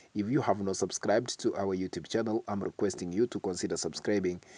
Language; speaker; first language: English; non-native, local second language; Swahili